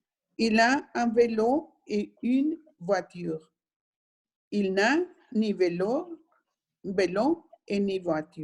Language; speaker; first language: French; non-native, learner; Spanish